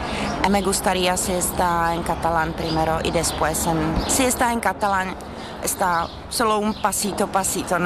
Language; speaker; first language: Spanish; non-native, fluent; Czech